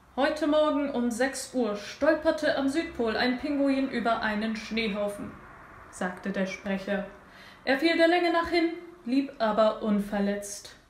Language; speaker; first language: German; non-native, fluent; Russian